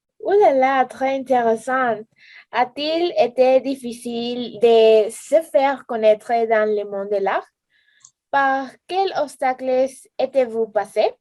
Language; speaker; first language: French; non-native, learner; Spanish